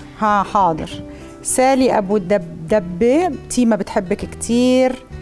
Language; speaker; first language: Arabic; native; Arabic